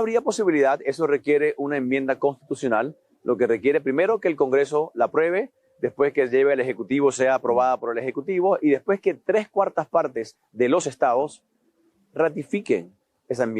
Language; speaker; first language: Spanish; native; Spanish